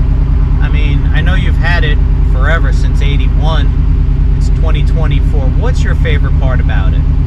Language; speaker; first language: English; native; English